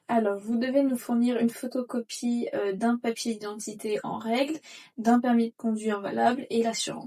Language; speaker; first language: French; native; French